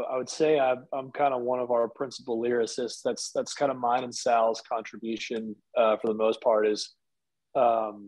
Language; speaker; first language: English; native; English